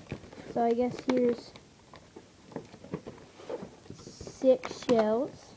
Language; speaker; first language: English; native; English